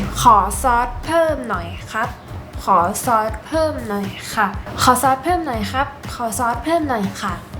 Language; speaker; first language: Korean; native; Korean